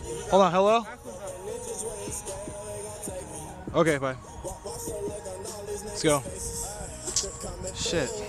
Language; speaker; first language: English; native; English